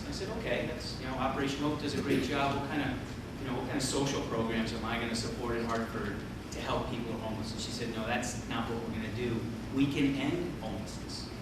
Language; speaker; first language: English; native; English